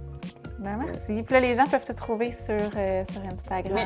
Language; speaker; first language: French; native; French